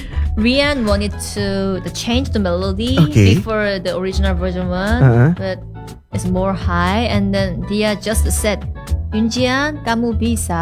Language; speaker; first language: English; non-native, learner; Korean